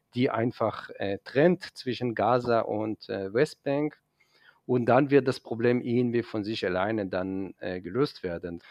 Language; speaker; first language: German; non-native, fluent; Hebrew